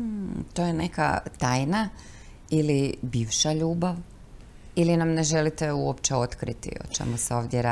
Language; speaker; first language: Croatian; native; Croatian